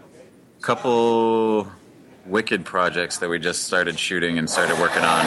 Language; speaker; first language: English; native; English